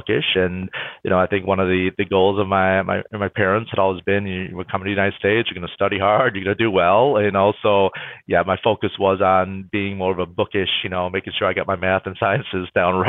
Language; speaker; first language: English; native; English